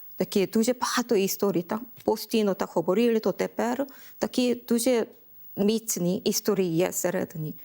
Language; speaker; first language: Ukrainian; non-native, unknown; Korean